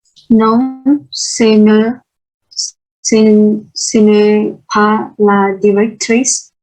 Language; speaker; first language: French; non-native, learner; Vietnamese